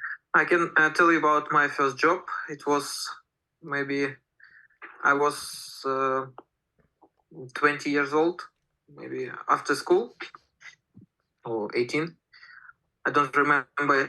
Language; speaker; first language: English; non-native, learner; Russian